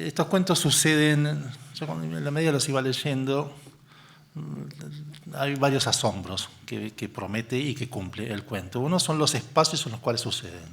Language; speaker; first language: Spanish; native; Spanish